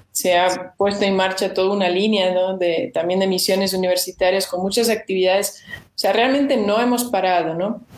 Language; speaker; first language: Spanish; non-native, fluent; Portuguese